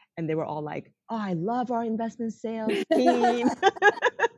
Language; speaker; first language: English; non-native, fluent; Korean